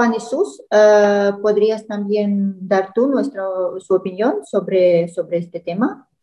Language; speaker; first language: Spanish; non-native, fluent; Russian